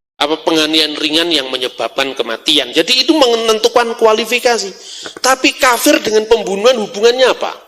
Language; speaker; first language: Indonesian; non-native, local second language; Javanese